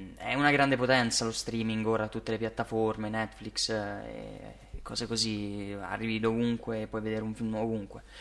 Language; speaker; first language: Italian; native; Italian